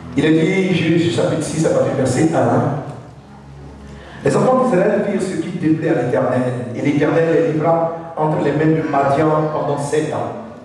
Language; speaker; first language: French; non-native, local second language; Dyula